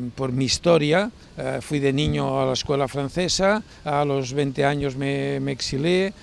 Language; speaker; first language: Spanish; native; Spanish